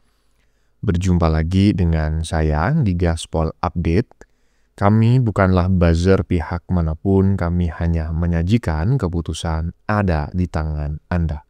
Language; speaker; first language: Indonesian; native; Indonesian